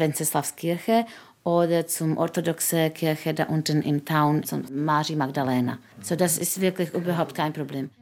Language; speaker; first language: German; non-native, fluent; Czech